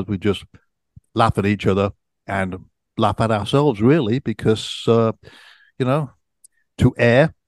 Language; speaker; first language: English; native; English